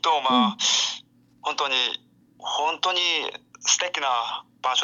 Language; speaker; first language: Japanese; non-native, learner; Korean